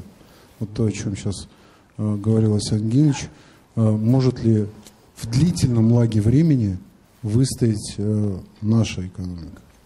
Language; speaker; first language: Russian; native; Russian